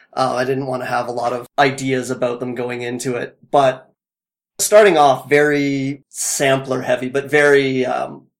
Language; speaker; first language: English; native; English